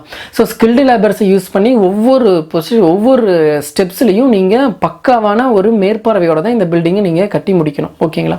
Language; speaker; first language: Tamil; native; Tamil